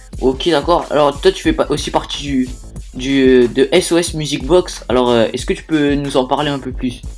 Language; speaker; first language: French; native; French